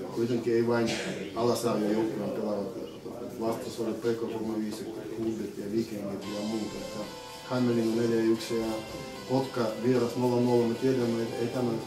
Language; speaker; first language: Finnish; non-native, learner; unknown